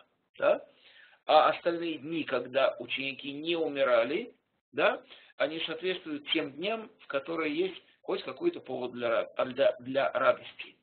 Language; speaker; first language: Russian; native; Russian